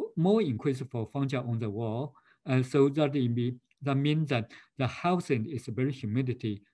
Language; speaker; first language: English; non-native, fluent; Chinese